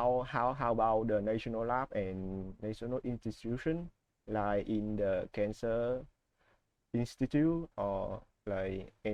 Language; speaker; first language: English; non-native, learner; Vietnamese